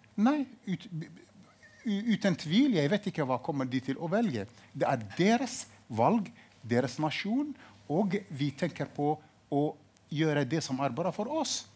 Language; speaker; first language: Norwegian; non-native, fluent; Arabic